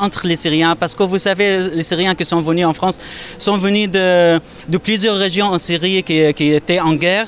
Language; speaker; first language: French; non-native, fluent; Arabic